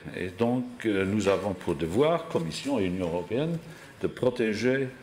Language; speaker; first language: French; non-native, local second language; Luxembourgish